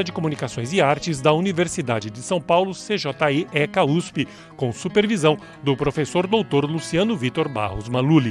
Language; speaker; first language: Portuguese; native; Portuguese